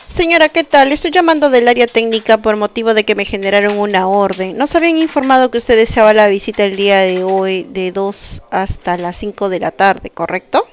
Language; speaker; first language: Spanish; native; Spanish